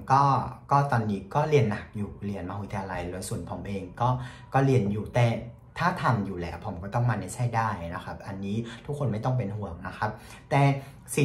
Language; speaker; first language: Thai; non-native, fluent; Vietnamese